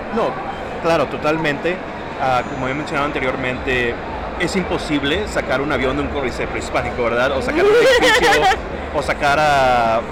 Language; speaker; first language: Spanish; early bilingual, heritage; Spanish